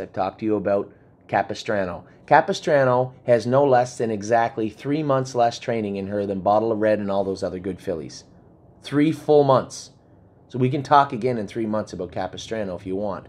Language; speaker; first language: English; native; English